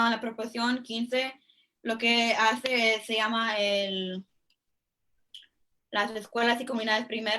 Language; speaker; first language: Spanish; early bilingual, heritage; Spanish